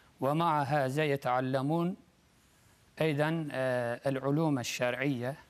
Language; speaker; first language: Arabic; non-native, fluent; Turkish